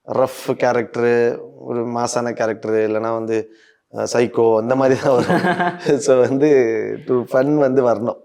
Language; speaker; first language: Tamil; non-native, learner; Malayalam